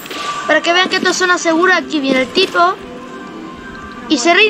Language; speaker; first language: Spanish; native; Spanish